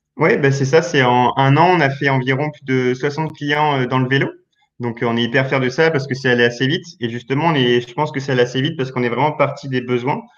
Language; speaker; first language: French; native; French